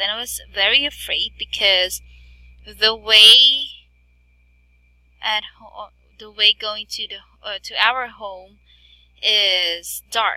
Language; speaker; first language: English; non-native, fluent; Filipino